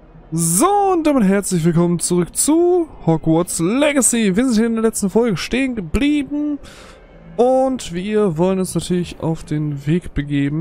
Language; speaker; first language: German; native; German